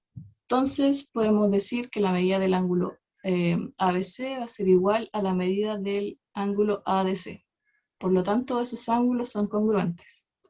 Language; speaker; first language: Spanish; native; Spanish